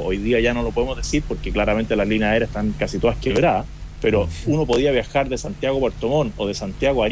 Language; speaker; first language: Spanish; native; Spanish